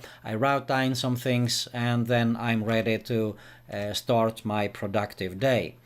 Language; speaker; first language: English; non-native, fluent; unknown